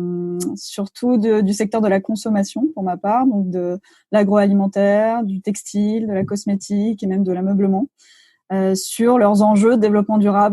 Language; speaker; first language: French; native; French